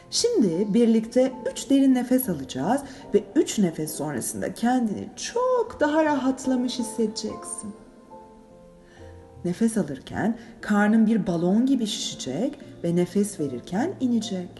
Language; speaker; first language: Turkish; native; Turkish